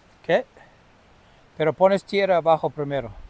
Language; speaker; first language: Spanish; non-native, learner; English